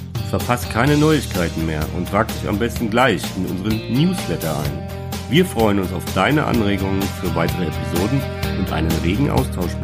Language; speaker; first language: German; native; German